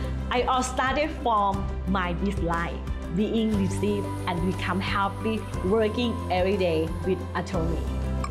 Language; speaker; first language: English; non-native, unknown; Thai